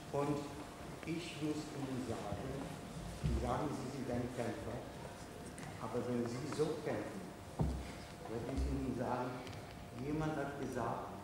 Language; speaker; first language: German; non-native, fluent; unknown